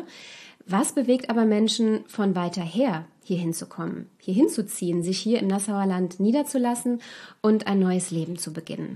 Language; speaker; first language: German; native; German